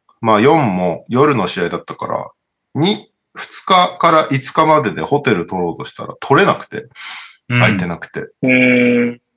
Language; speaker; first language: Japanese; early bilingual, heritage; Japanese